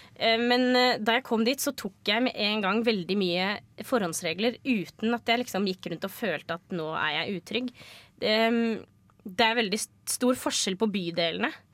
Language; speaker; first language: Norwegian; native; Norwegian